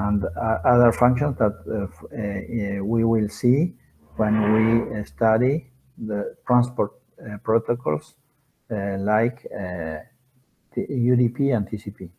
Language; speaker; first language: English; non-native, fluent; Spanish